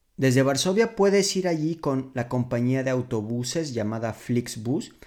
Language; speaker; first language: Spanish; native; Spanish